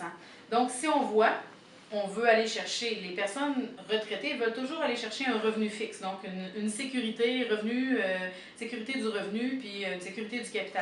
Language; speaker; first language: French; native; French